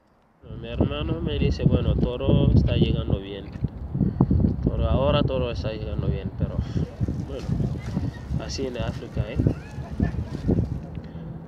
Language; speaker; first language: Spanish; non-native, learner; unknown